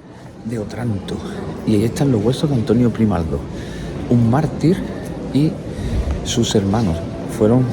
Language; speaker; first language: Spanish; native; Spanish